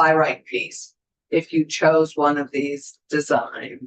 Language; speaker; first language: English; native; English